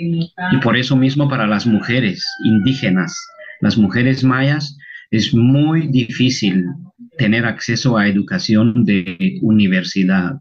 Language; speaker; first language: Spanish; non-native, local second language; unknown